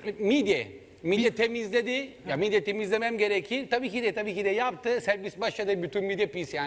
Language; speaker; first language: Turkish; non-native, fluent; Italian